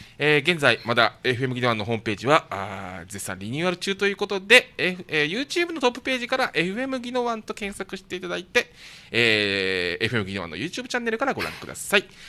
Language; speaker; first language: Japanese; native; Japanese